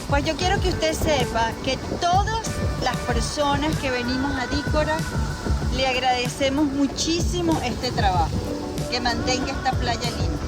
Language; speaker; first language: Spanish; native; Spanish